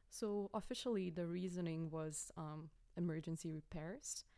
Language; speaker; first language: English; non-native, fluent; Lithuanian